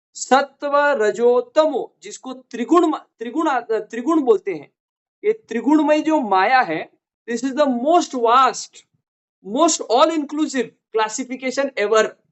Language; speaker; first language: Hindi; non-native, local second language; Marathi